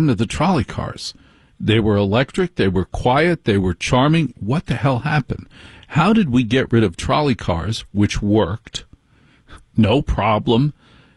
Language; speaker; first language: English; native; English